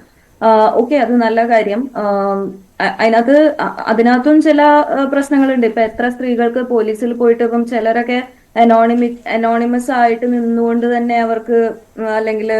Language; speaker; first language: Malayalam; native; Malayalam